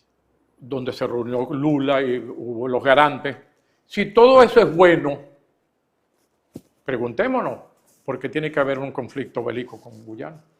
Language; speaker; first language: Spanish; native; Spanish